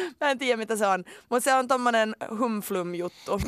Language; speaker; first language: Finnish; non-native, local second language; Swedish